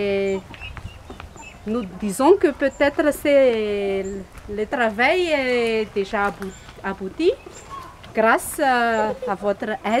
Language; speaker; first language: French; non-native, local second language; Malagasy